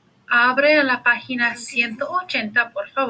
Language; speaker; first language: Spanish; non-native, fluent; English